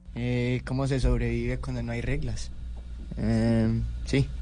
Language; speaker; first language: Spanish; early bilingual, heritage; Spanish